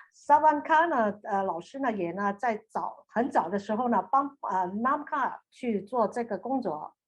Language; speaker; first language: Chinese; native; Chinese